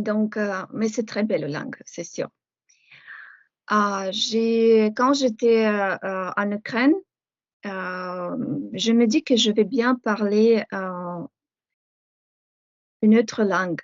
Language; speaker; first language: French; non-native, fluent; Ukrainian